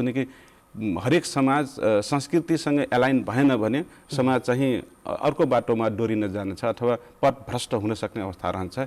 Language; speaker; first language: Nepali; non-native, local second language; Rana Tharu